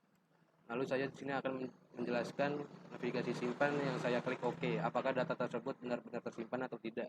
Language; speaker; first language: Indonesian; native; Indonesian